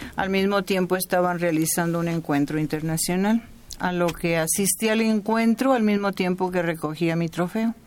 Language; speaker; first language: Spanish; native; Spanish